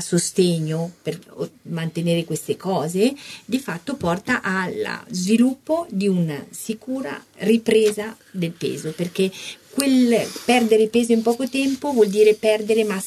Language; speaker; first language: Italian; native; Italian